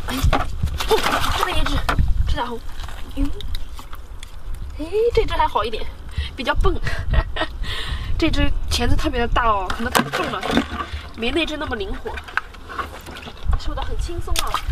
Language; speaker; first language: Chinese; native; Chinese